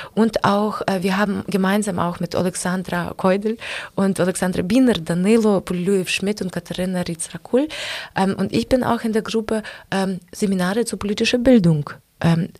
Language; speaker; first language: German; non-native, fluent; Ukrainian